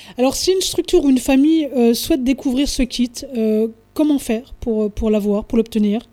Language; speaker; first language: French; native; French